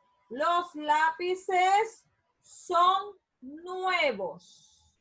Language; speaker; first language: Spanish; non-native, learner; Portuguese